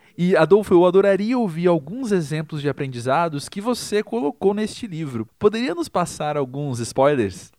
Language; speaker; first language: Portuguese; native; Portuguese